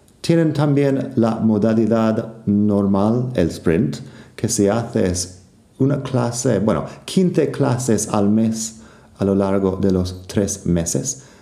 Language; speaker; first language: Spanish; non-native, fluent; English